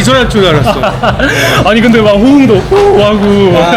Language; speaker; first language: Korean; native; Korean